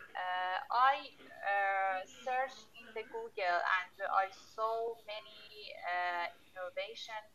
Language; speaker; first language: English; non-native, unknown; Persian